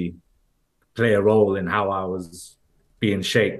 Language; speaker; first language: English; native; English